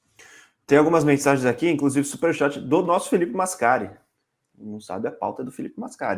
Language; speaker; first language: Portuguese; native; Portuguese